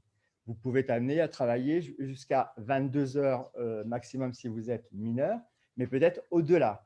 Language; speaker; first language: French; native; French